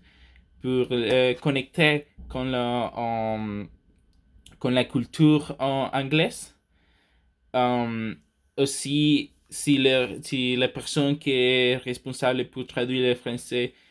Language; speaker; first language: French; non-native, learner; Spanish